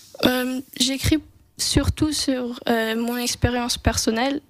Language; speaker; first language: French; non-native, local second language; English